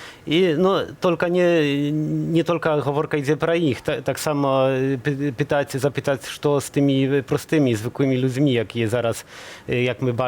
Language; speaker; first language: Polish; non-native, learner; Belarusian